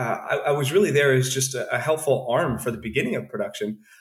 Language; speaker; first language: English; native; English